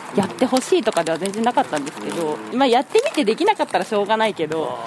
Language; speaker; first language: Japanese; native; Japanese